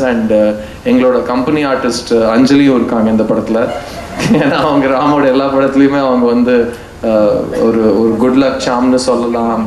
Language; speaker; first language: Tamil; native; Tamil